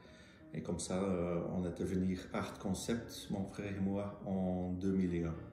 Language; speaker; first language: French; non-native, local second language; Dutch